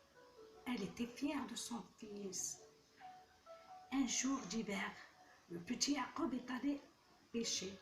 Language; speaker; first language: French; non-native, local second language; Arabic